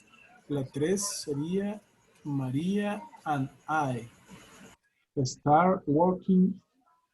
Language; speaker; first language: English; non-native, learner; Spanish